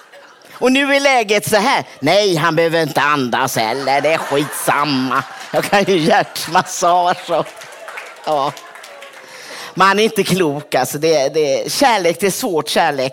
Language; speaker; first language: Swedish; native; Swedish